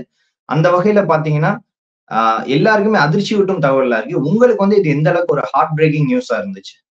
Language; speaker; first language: Tamil; native; Tamil